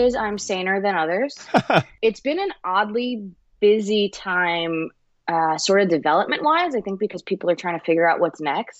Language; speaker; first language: English; native; English